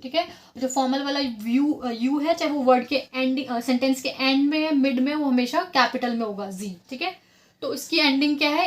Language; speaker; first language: Hindi; native; Hindi